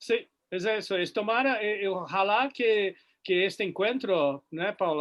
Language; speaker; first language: Spanish; non-native, fluent; Portuguese